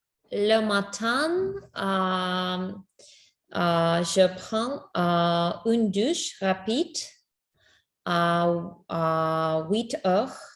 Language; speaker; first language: French; non-native, learner; Spanish